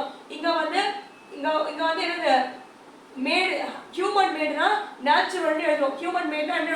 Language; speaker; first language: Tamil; native; Tamil